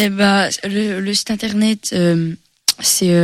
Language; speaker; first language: French; early bilingual, other home language; Portuguese